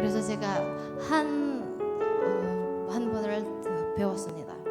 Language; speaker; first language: Korean; non-native, learner; Indonesian